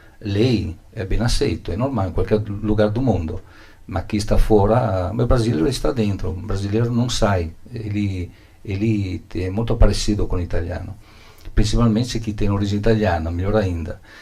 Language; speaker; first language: Portuguese; non-native, learner; Italian